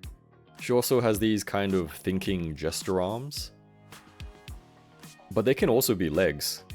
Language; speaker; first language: English; native; English